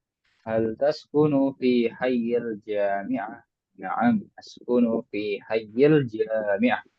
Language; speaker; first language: Arabic; non-native, fluent; Indonesian